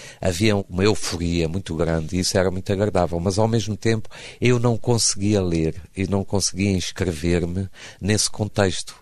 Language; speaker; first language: Portuguese; native; Portuguese